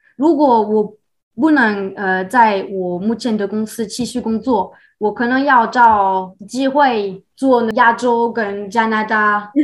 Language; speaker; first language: Chinese; non-native, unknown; French